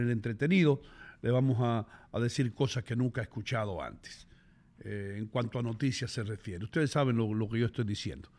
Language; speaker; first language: Spanish; native; Spanish